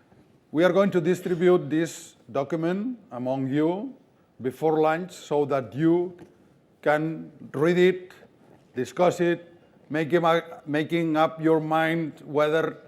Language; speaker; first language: English; non-native, fluent; Catalan